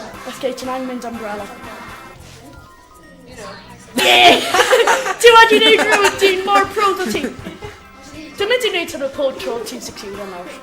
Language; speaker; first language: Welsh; non-native, local second language; English